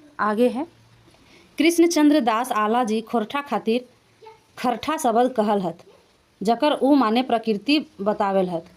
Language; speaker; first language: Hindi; native; Hindi